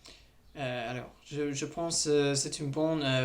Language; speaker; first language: French; non-native, learner; English